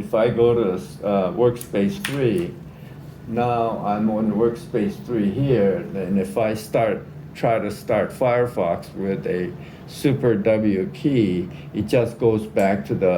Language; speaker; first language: English; native; English